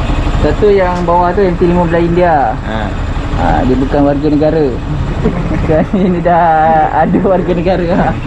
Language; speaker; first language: Malay; native; Malay